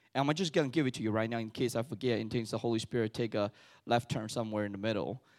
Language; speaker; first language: English; early bilingual, other home language; Chinese